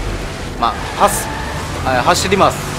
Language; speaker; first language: Japanese; non-native, learner; German